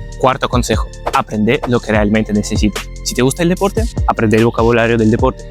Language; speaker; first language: Spanish; non-native, fluent; Ukrainian